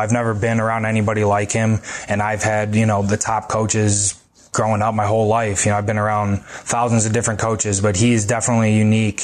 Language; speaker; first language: English; native; English